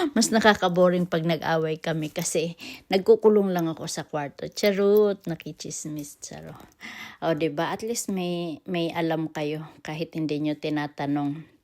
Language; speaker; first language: Filipino; non-native, local second language; Cebuano